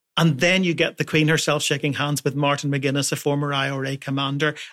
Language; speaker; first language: English; native; English